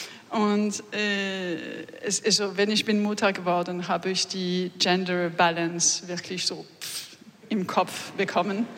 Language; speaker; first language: German; non-native, learner; French